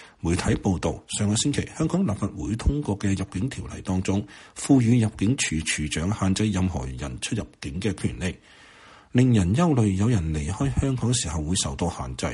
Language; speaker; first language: Chinese; non-native, local second language; Cantonese